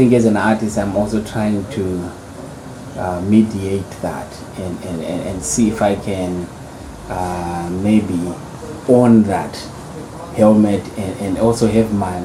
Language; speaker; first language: English; non-native, local second language; Shona